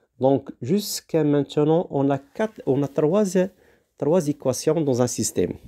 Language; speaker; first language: French; non-native, local second language; Arabic